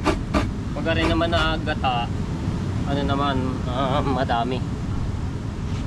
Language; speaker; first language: Filipino; non-native, local second language; Cebuano